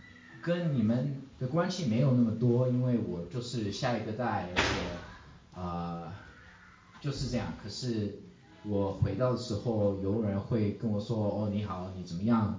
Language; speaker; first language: Chinese; early bilingual, heritage; English